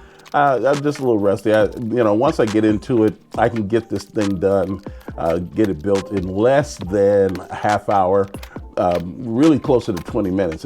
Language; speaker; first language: English; native; English